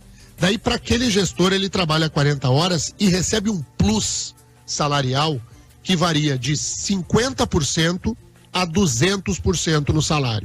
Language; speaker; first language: Portuguese; native; Portuguese